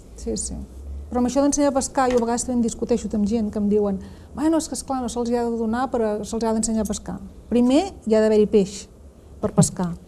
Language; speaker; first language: Catalan; native; Catalan